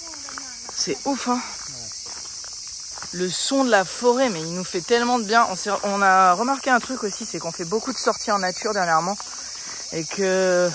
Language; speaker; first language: French; native; French